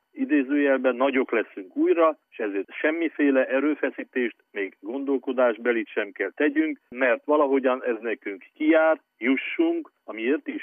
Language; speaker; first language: Hungarian; native; Hungarian